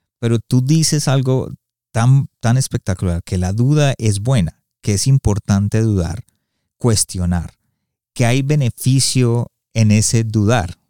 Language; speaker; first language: Spanish; early bilingual, heritage; Spanish